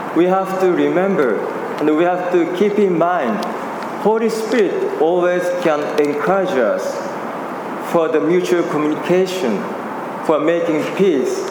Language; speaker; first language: English; non-native, fluent; Japanese